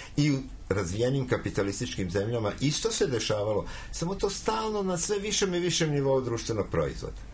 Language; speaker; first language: Serbian; native; Serbian